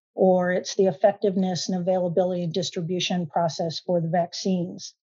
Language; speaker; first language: English; native; English